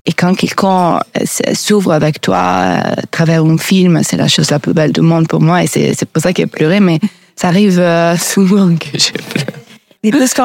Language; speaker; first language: French; non-native, learner; Italian